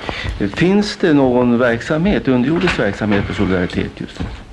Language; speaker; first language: Swedish; native; Swedish